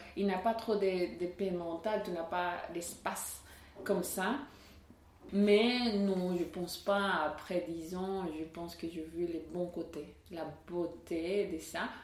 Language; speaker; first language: French; non-native, learner; Spanish